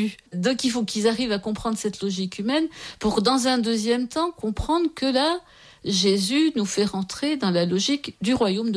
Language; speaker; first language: French; native; French